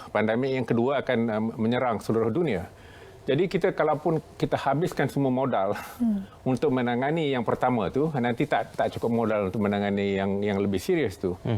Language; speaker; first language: Malay; non-native, local second language; Tamil